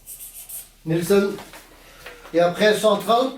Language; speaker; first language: French; native; French